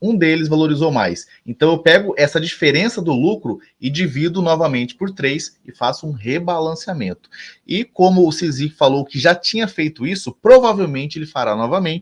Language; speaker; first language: Portuguese; native; Portuguese